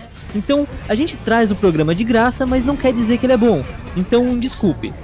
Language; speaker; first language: Portuguese; native; Portuguese